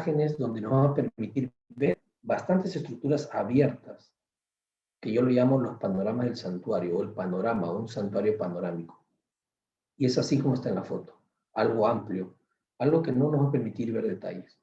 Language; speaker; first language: Spanish; native; Spanish